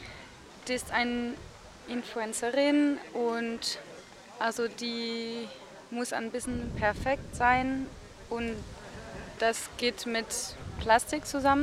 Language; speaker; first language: German; non-native, fluent; French